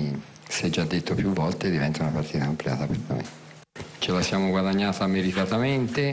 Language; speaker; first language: Italian; native; Italian